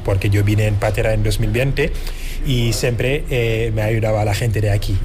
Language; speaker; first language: Spanish; non-native, fluent; Wolof